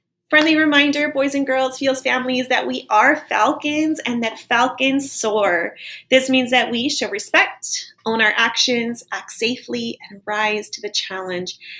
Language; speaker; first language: English; native; English